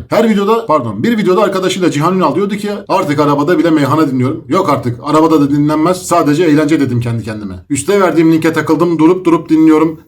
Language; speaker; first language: Turkish; native; Turkish